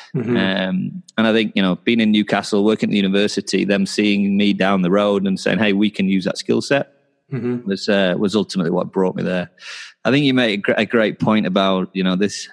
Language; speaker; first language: English; native; English